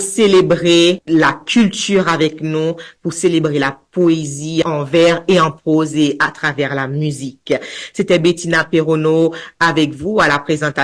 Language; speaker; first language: French; native; French